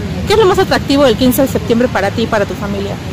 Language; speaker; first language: Spanish; native; Spanish